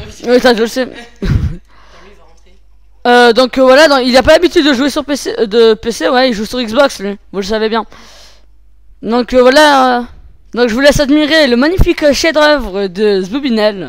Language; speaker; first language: French; native; French